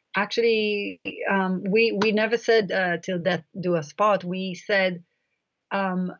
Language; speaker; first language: English; non-native, fluent; Hebrew